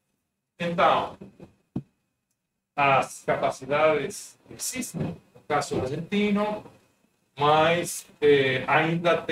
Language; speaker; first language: Portuguese; non-native, fluent; Spanish